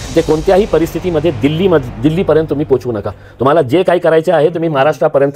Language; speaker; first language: Marathi; non-native, local second language; Urdu